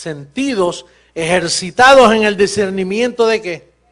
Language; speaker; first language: Spanish; native; Spanish